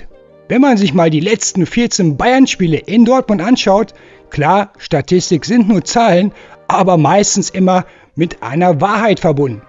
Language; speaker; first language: German; native; German